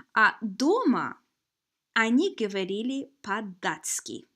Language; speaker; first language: Russian; non-native, fluent; English